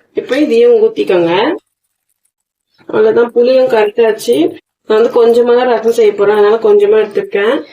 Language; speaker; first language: Tamil; native; Tamil